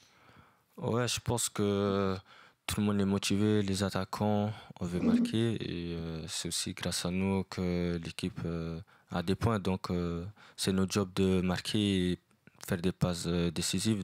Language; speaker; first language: French; non-native, fluent; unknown